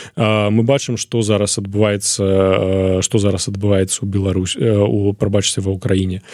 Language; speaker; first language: Belarusian; non-native, local second language; Russian